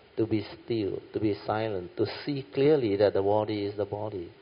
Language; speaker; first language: English; non-native, local second language; Min Nan Chinese